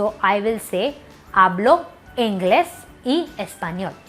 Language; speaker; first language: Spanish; non-native, learner; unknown